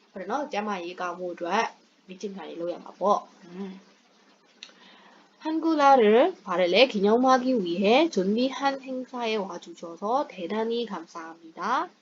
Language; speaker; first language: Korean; non-native, fluent; Burmese